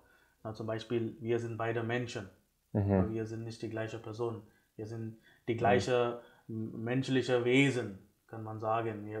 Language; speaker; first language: German; non-native, fluent; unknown